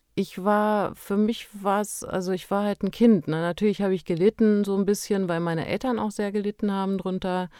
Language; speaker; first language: German; early bilingual, other home language; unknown